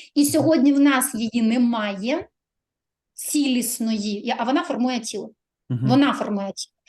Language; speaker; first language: Ukrainian; non-native, local second language; Russian